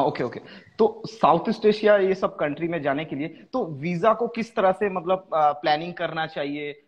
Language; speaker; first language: Hindi; non-native, local second language; Bangla